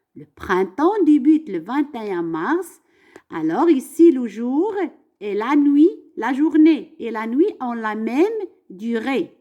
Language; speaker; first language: French; non-native, local second language; Arabic